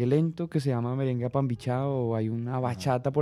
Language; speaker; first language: Spanish; native; Spanish